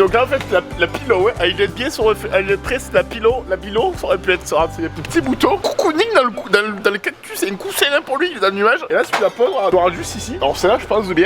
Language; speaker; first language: French; native; French